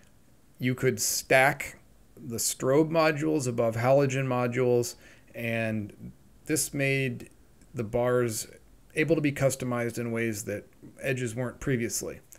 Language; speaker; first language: English; native; English